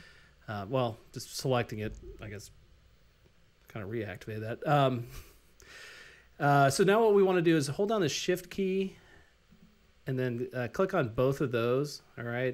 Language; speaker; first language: English; native; English